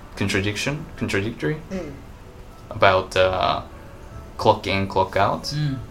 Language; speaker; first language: English; non-native, fluent; Japanese